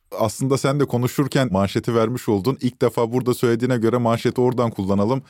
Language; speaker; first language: Turkish; native; Turkish